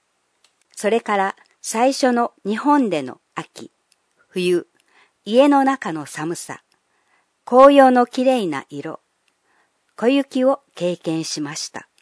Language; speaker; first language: Japanese; non-native, fluent; English